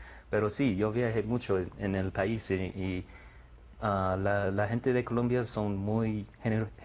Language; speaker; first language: Spanish; non-native, learner; English